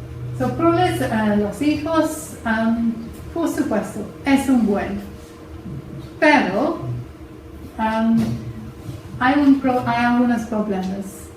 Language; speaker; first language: Spanish; non-native, fluent; English